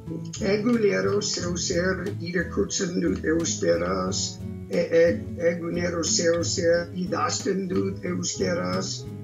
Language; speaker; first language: Basque; non-native, fluent; English